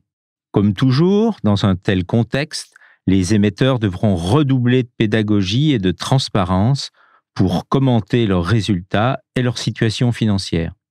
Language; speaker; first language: French; native; French